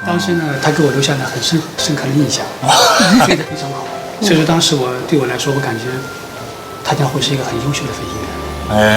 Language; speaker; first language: Chinese; native; Chinese